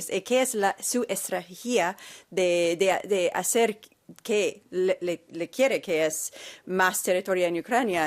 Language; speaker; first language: Spanish; non-native, fluent; English